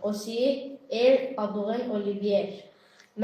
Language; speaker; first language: French; non-native, learner; Azerbaijani